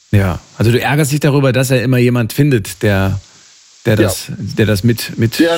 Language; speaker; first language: German; native; German